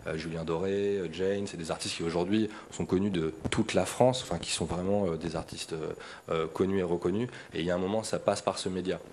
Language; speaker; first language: French; native; French